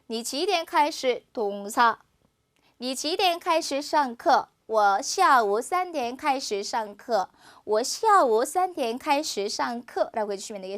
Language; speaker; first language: Chinese; non-native, fluent; Korean